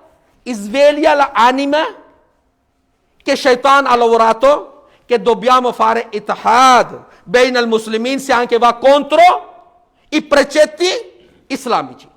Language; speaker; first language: Italian; non-native, fluent; Urdu